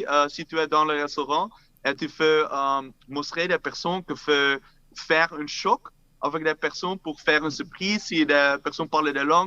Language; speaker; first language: French; non-native, fluent; Dutch